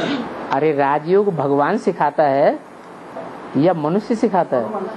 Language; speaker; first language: Hindi; native; Hindi